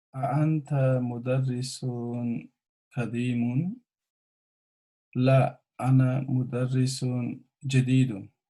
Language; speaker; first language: Arabic; non-native, learner; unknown